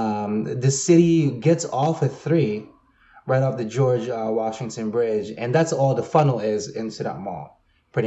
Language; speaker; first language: English; native; English